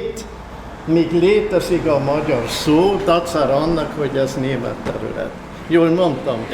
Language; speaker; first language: Hungarian; early bilingual, heritage; German